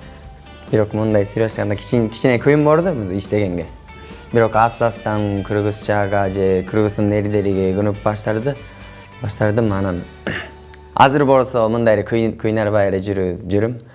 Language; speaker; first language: Kyrgyz; non-native, learner; Japanese